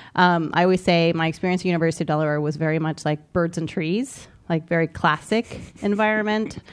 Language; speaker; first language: English; native; English